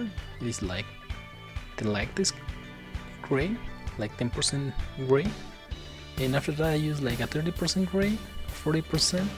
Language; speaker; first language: English; non-native, fluent; Spanish